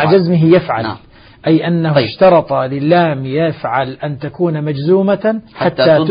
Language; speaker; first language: Arabic; native; Arabic